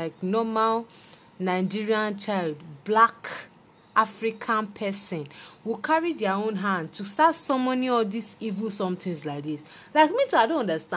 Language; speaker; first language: English; non-native, local second language; Yoruba